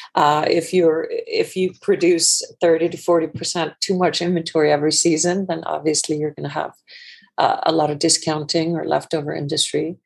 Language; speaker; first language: English; non-native, fluent; Icelandic